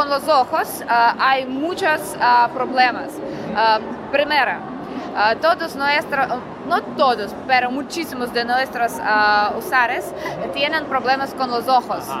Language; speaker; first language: Spanish; non-native, learner; Russian